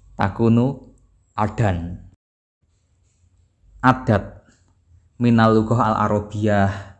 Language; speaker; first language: Arabic; non-native, learner; Javanese